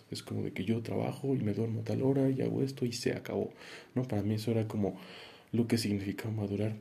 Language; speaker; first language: Spanish; native; Spanish